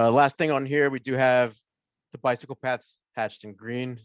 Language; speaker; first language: English; native; English